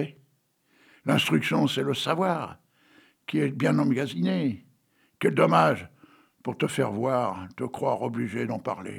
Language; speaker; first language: French; native; French